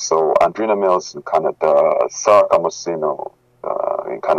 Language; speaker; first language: English; non-native, local second language; Ganda